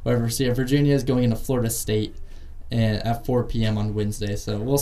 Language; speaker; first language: English; native; English